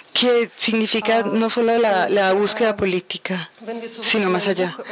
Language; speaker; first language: Spanish; non-native, fluent; Ukrainian